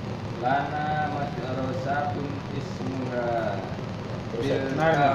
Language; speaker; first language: Arabic; non-native, learner; Indonesian